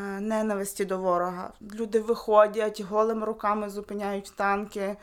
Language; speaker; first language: Polish; non-native, learner; Ukrainian